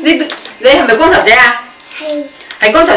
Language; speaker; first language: Cantonese; native; Cantonese